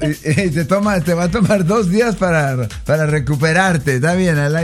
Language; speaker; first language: Spanish; native; Spanish